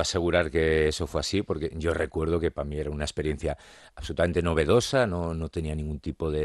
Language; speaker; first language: Spanish; native; Spanish